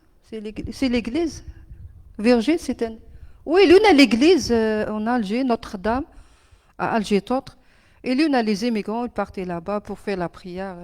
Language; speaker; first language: French; non-native, learner; Arabic